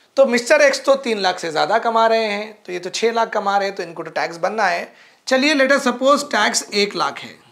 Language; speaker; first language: Hindi; non-native, local second language; Urdu